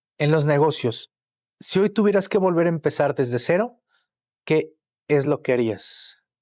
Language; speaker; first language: Spanish; native; Spanish